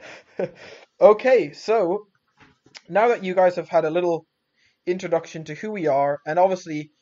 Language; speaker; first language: English; native; English